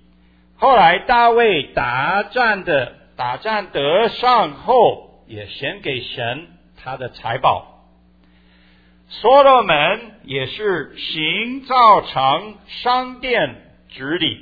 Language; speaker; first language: Chinese; early bilingual, heritage; Chinese